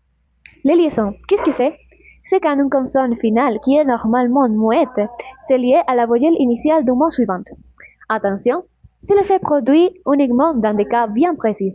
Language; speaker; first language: French; non-native, learner; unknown